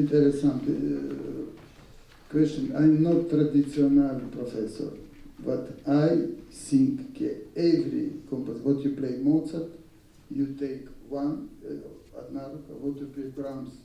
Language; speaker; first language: English; non-native, learner; Russian